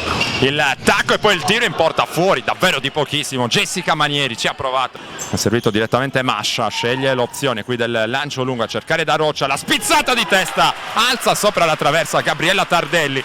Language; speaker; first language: Italian; native; Italian